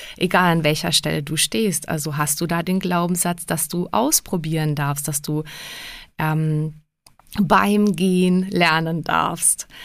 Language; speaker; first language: German; early bilingual, other home language; Czech